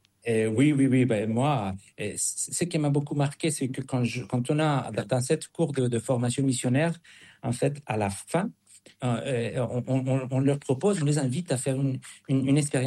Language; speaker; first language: French; non-native, fluent; Spanish